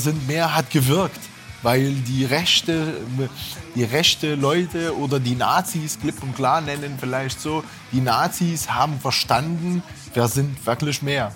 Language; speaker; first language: German; non-native, fluent; Arabic